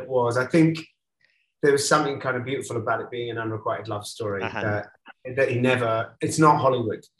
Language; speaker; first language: English; native; English